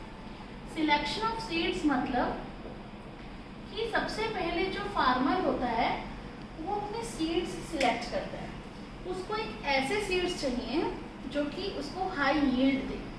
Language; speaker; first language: Hindi; native; Hindi